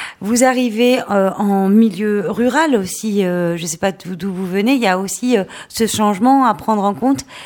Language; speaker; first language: French; native; French